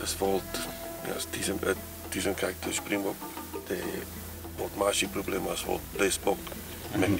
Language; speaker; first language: Hungarian; non-native, learner; Afrikaans